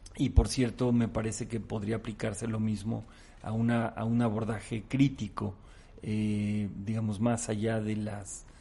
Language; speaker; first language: Spanish; native; Spanish